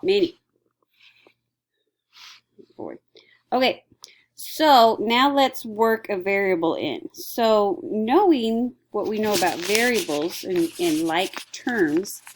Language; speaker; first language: English; native; English